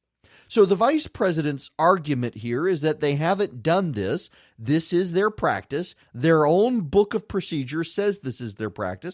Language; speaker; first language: English; native; English